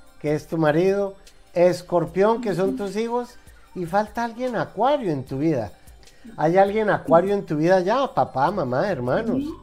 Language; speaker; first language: Spanish; native; Spanish